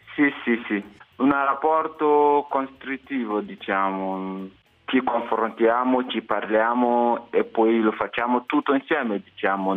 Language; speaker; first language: Italian; non-native, fluent; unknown